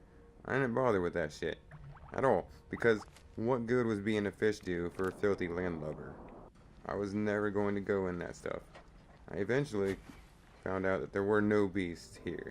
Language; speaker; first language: English; native; English